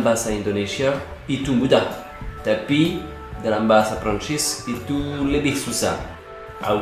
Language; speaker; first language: Indonesian; non-native, learner; French